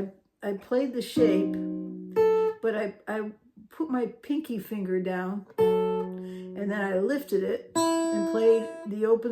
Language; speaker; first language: English; native; English